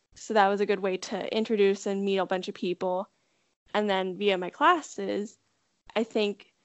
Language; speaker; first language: English; native; English